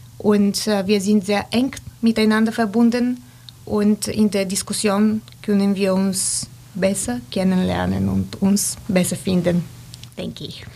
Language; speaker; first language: German; non-native, fluent; Bulgarian